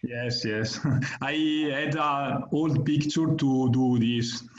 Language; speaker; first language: English; non-native, learner; Italian